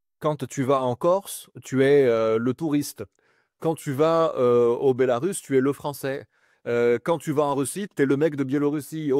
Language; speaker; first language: French; native; French